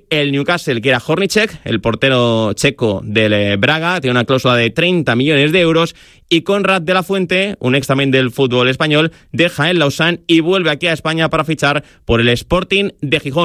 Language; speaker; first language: Spanish; native; Spanish